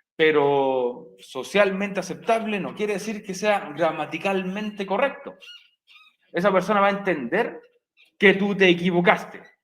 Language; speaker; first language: Spanish; native; Spanish